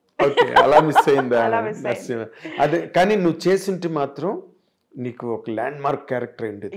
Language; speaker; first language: Telugu; native; Telugu